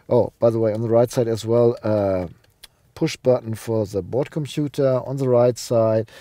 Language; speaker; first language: English; non-native, fluent; German